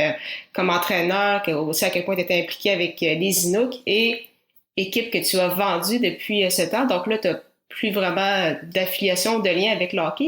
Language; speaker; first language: French; native; French